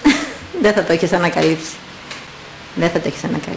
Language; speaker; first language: Greek; native; Greek